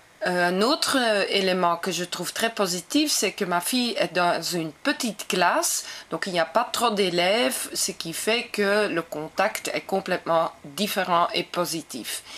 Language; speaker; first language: French; non-native, local second language; Dutch